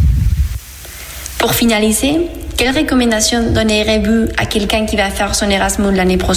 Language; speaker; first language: French; non-native, fluent; Spanish